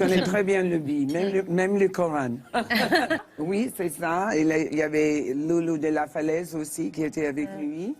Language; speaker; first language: French; non-native, learner; English